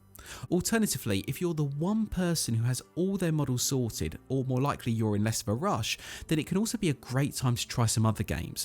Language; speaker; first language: English; native; English